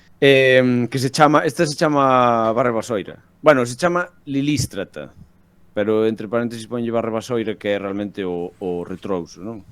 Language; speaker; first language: Galician; non-native, local second language; Spanish